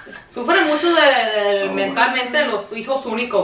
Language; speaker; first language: Spanish; early bilingual, heritage; Spanish